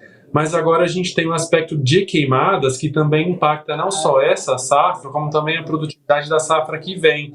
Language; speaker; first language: Portuguese; native; Portuguese